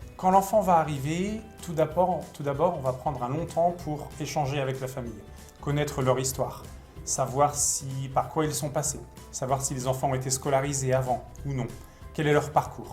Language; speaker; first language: French; native; French